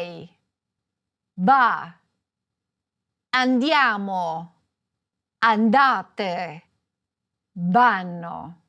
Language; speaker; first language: Italian; non-native, fluent; English